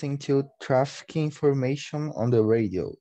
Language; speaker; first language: English; non-native, learner; Portuguese